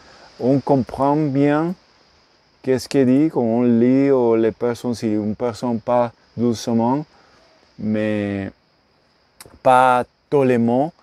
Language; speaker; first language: French; non-native, learner; Spanish